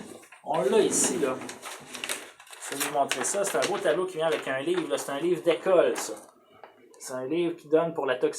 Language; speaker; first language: French; native; French